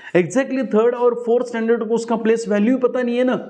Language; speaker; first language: Hindi; non-native, local second language; Marathi